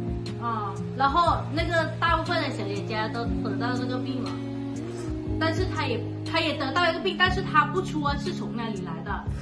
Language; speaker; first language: Chinese; non-native, fluent; Thai